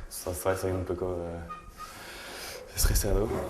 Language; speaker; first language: Spanish; non-native, learner; French